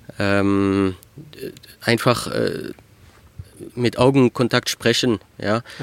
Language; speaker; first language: German; early bilingual, heritage; French